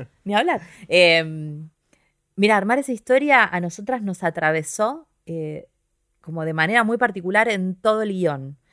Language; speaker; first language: Spanish; native; Spanish